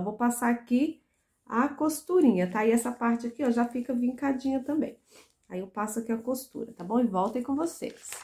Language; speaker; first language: Portuguese; native; Portuguese